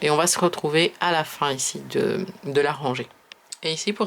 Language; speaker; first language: French; native; French